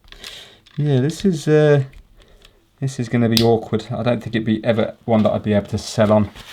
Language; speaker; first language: English; native; English